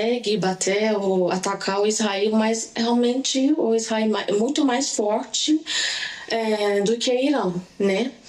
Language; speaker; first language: Portuguese; non-native, learner; Persian